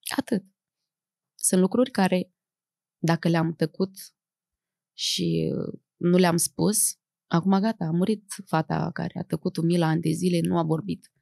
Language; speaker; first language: Romanian; native; Romanian